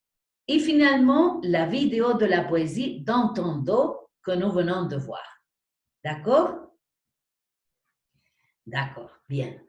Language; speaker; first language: French; non-native, fluent; Spanish